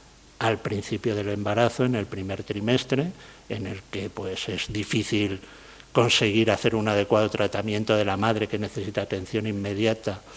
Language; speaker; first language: Spanish; native; Spanish